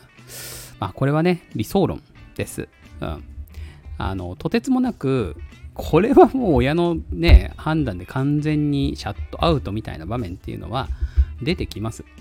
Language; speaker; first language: Japanese; native; Japanese